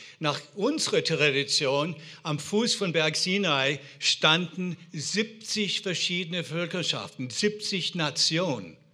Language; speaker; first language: German; non-native, fluent; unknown